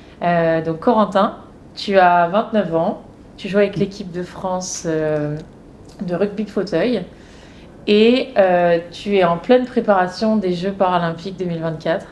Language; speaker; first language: French; native; French